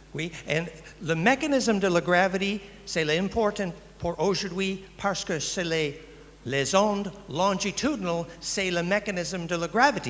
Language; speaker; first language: French; non-native, learner; English